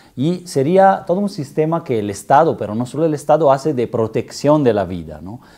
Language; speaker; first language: Spanish; non-native, fluent; Italian